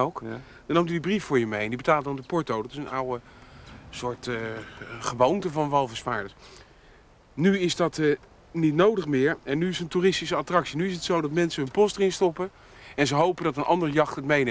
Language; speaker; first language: Dutch; native; Dutch